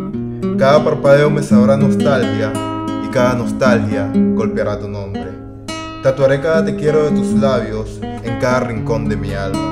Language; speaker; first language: Spanish; native; Spanish